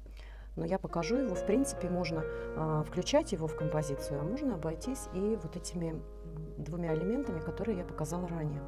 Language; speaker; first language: Russian; native; Russian